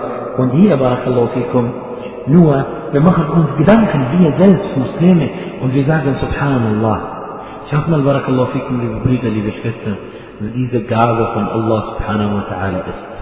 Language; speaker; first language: German; non-native, fluent; Arabic